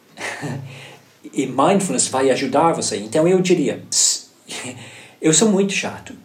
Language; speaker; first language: Portuguese; non-native, fluent; English